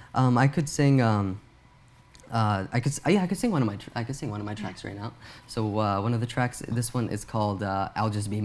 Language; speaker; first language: English; early bilingual, other home language; Urdu